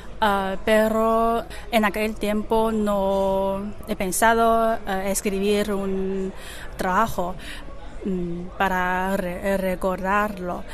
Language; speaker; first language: Spanish; non-native, learner; Chinese